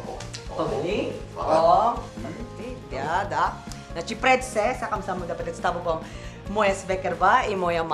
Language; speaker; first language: Macedonian; non-native, learner; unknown